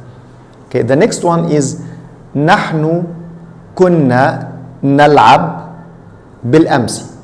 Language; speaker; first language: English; non-native, fluent; Arabic